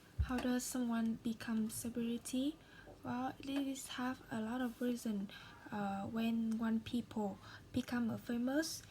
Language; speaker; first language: English; non-native, learner; Vietnamese